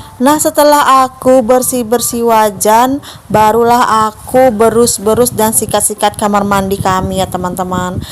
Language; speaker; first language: Indonesian; native; Indonesian